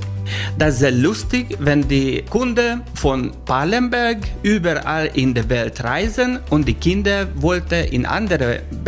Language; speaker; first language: German; non-native, learner; Hungarian